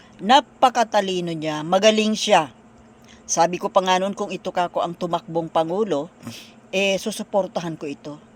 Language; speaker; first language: Filipino; non-native, local second language; Bikol